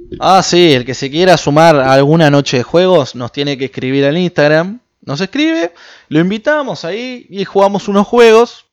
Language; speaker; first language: Spanish; native; Spanish